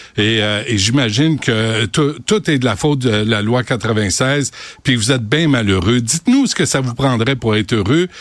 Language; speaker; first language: French; native; French